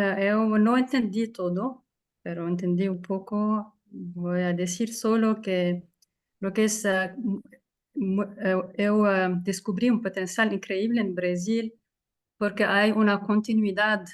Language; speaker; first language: Spanish; non-native, fluent; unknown